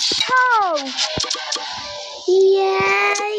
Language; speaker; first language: English; non-native, learner; Bangla